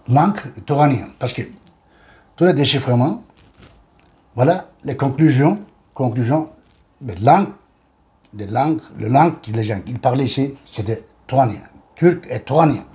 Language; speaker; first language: French; non-native, learner; Turkish